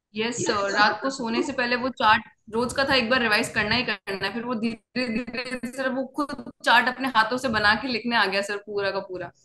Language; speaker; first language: Hindi; native; Hindi